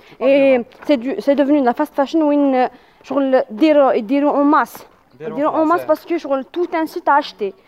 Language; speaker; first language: French; non-native, local second language; Arabic